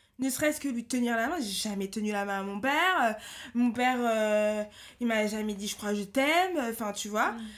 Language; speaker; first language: French; early bilingual, other home language; Lingala